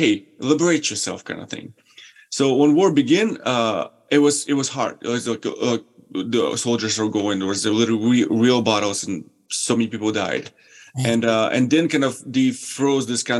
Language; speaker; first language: English; non-native, fluent; Ukrainian